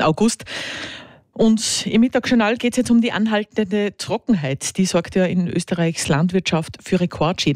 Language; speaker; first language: German; native; German